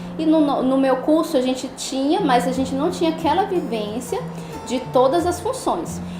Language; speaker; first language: Portuguese; native; Portuguese